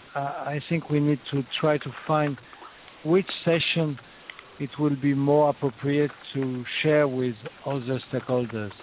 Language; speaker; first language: English; non-native, fluent; French